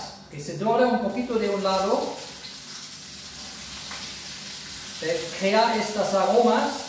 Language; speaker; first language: Spanish; non-native, fluent; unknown